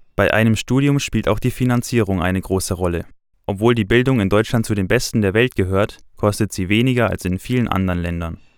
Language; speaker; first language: German; native; German